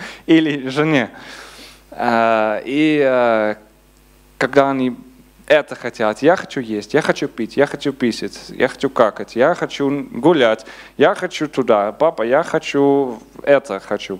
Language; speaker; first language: Russian; non-native, learner; Dutch